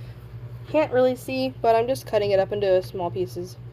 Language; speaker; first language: English; native; English